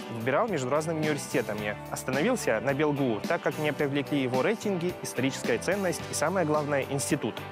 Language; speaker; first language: Russian; non-native, fluent; Arabic